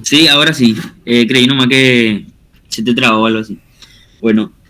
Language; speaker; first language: Spanish; native; Spanish